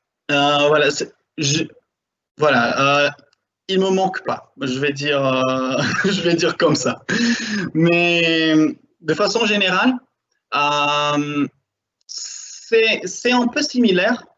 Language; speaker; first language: French; non-native, fluent; Portuguese